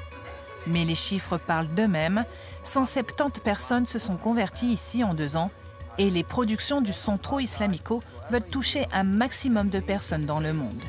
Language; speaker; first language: French; native; French